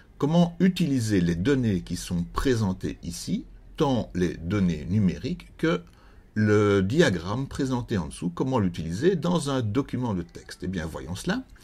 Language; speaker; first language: French; native; French